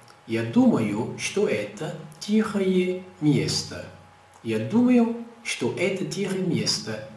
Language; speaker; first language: Russian; non-native, learner; Portuguese